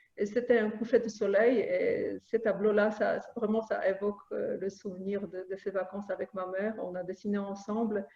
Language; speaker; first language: French; non-native, fluent; Polish